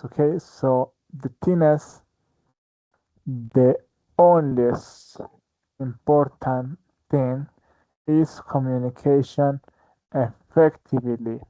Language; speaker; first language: English; non-native, fluent; Spanish